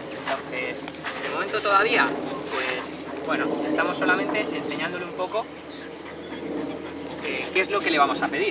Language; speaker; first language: Spanish; native; Spanish